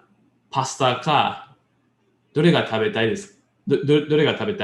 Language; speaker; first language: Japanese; non-native, learner; English